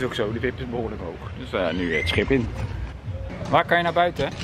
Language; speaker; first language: Dutch; native; Dutch